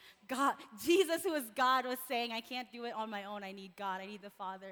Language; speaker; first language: English; non-native, local second language; Filipino